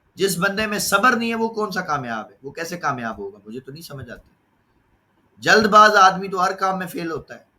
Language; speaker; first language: Urdu; non-native, local second language; Punjabi